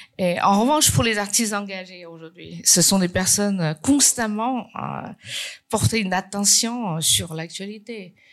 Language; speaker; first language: French; non-native, fluent; Chinese